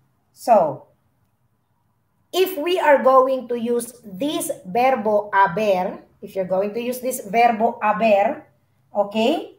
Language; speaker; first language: English; non-native, local second language; Filipino